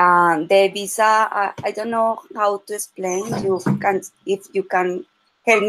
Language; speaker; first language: English; non-native, learner; Spanish